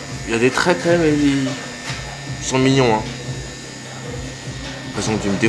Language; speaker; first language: French; native; French